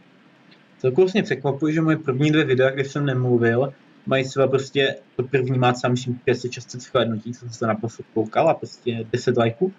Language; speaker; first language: Czech; native; Czech